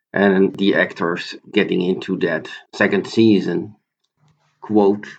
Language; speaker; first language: English; non-native, fluent; Dutch